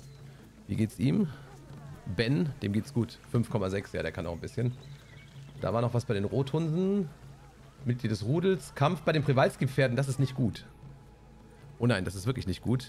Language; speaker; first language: German; native; German